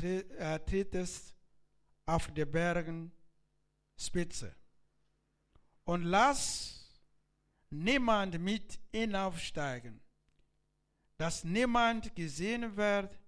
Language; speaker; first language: German; non-native, learner; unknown